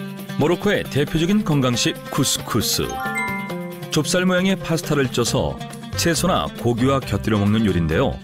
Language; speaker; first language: Korean; native; Korean